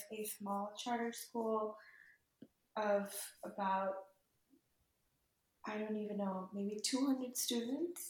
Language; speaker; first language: English; non-native, local second language; Urdu